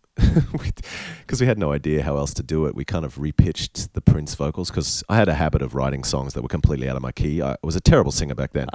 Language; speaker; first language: English; native; English